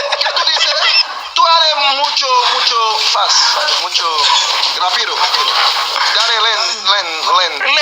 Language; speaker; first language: Spanish; non-native, learner; Haitian Creole